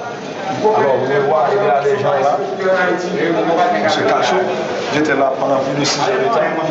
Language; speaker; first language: French; non-native, local second language; Haitian Creole